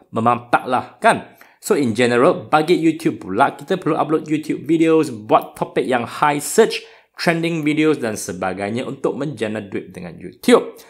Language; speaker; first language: Malay; non-native, local second language; Chinese